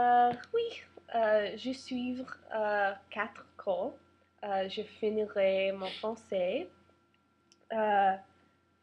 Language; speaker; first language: French; non-native, learner; English